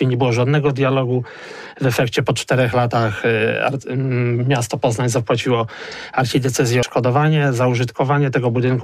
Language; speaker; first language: Polish; native; Polish